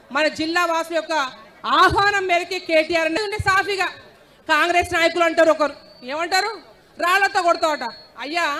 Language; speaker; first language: Telugu; native; Telugu